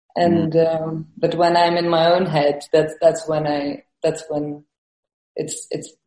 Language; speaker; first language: English; early bilingual, other home language; Estonian